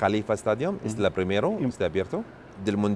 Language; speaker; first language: Spanish; non-native, learner; Arabic